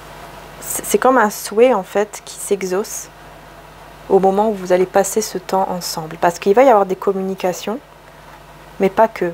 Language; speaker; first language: French; native; French